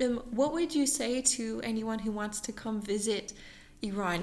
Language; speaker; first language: English; early bilingual, other home language; Persian